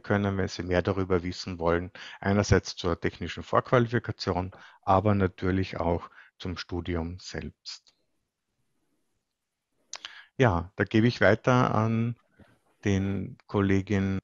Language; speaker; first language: German; native; German